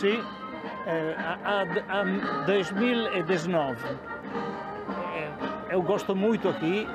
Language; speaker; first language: Portuguese; non-native, learner; Italian